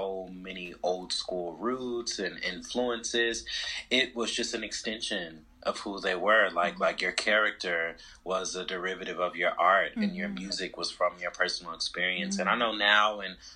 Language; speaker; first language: English; native; English